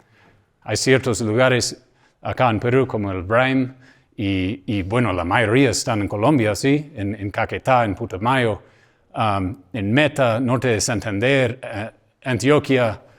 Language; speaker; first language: Spanish; non-native, fluent; English